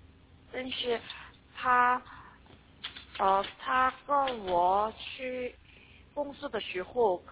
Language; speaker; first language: Chinese; non-native, learner; Korean